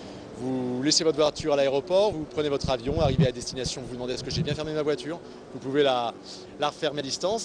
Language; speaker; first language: French; native; French